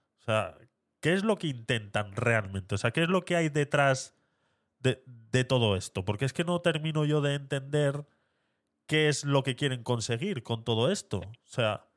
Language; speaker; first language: Spanish; native; Spanish